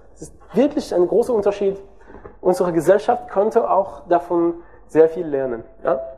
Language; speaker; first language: German; non-native, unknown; French